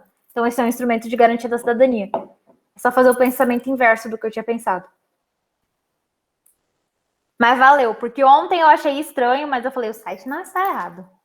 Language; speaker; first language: Portuguese; native; Portuguese